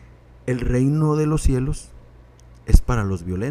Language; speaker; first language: Spanish; native; Spanish